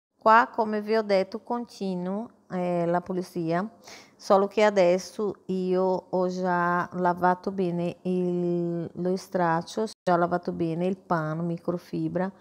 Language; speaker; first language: Italian; non-native, fluent; Portuguese